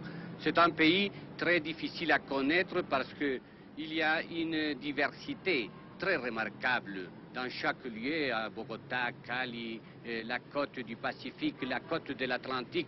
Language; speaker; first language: French; non-native, fluent; Spanish